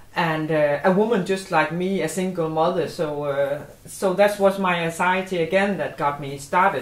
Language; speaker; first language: English; non-native, fluent; Danish